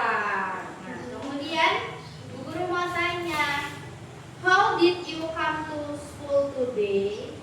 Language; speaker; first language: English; non-native, learner; Indonesian